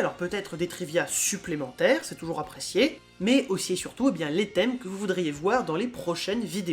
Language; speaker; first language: French; native; French